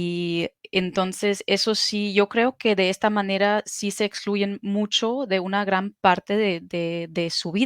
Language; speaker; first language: Spanish; non-native, fluent; German